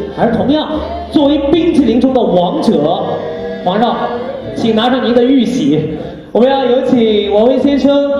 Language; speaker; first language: Chinese; native; Chinese